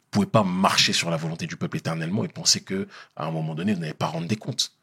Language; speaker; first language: French; native; French